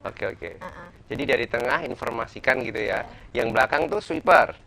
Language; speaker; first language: Indonesian; native; Indonesian